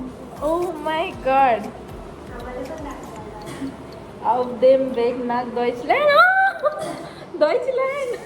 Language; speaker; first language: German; non-native, learner; Marathi